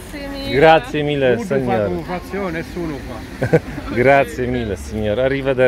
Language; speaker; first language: Italian; non-native, learner; Polish